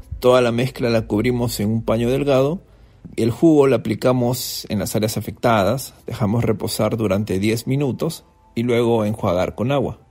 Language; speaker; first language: Spanish; native; Spanish